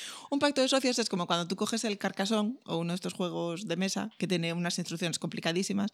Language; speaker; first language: Spanish; native; Spanish